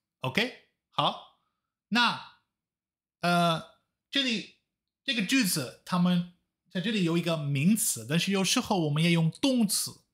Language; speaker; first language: Chinese; non-native, fluent; Dutch